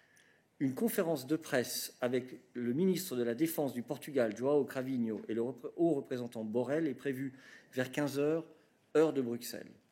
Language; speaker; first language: French; native; French